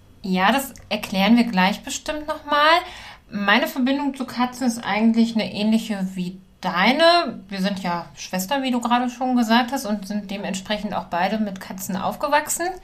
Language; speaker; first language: German; native; German